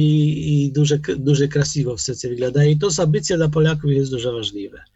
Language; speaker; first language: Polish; non-native, learner; Ukrainian